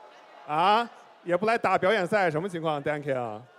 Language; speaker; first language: Chinese; native; Chinese